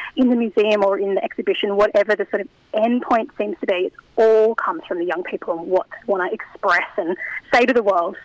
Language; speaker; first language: English; native; English